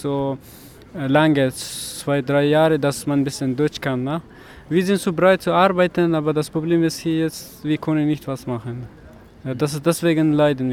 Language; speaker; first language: German; non-native, learner; Persian